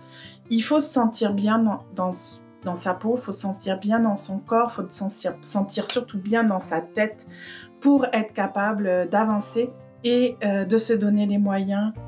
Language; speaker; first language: French; native; French